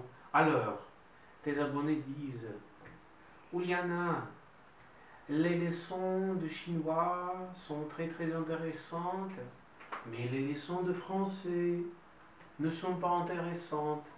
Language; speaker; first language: French; non-native, fluent; Russian